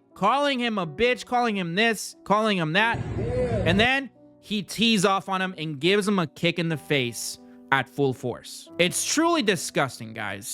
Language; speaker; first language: English; native; English